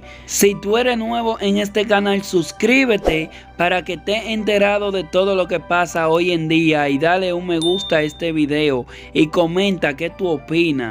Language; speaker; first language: Spanish; native; Spanish